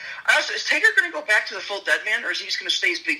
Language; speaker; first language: English; native; English